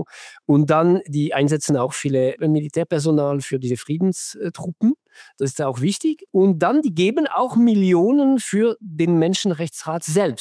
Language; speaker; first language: German; non-native, fluent; French